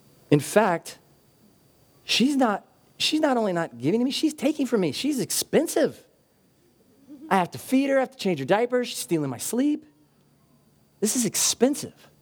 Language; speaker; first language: English; native; English